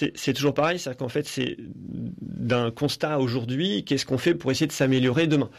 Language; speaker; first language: French; native; French